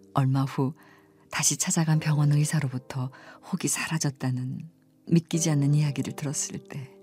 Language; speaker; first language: Korean; non-native, fluent; Persian